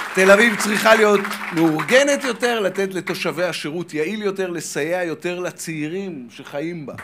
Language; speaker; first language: Hebrew; native; Hebrew